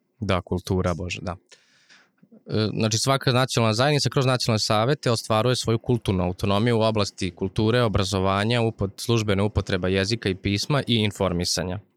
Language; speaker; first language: Serbian; non-native, local second language; Rusyn